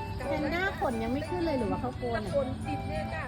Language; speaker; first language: Thai; native; Thai